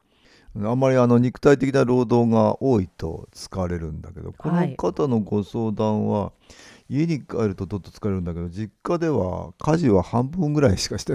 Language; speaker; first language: Japanese; native; Japanese